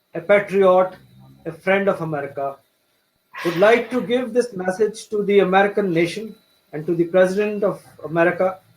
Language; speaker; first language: English; non-native, local second language; Urdu